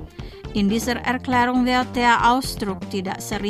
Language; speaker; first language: German; non-native, fluent; Indonesian